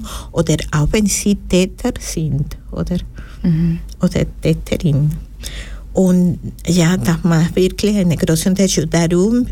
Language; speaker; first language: German; non-native, fluent; Spanish